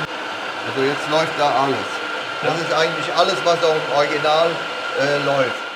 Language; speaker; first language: German; native; German